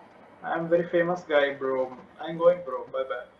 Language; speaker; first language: English; non-native, local second language; Malayalam